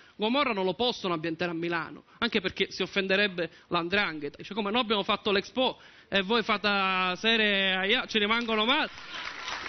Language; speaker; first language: Italian; native; Italian